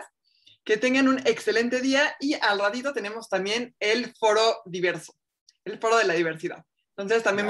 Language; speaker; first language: Spanish; native; Spanish